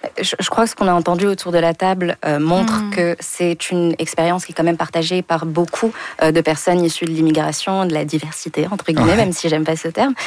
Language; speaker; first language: French; native; French